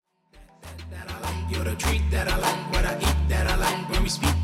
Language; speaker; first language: English; non-native, fluent; Papiamento